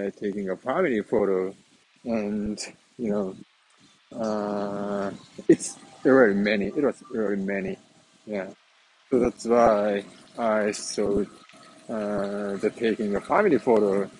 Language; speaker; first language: English; non-native, fluent; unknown